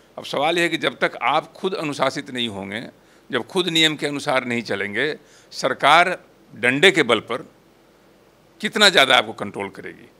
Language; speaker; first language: Hindi; native; Hindi